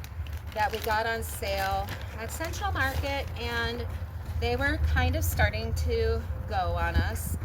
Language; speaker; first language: English; native; English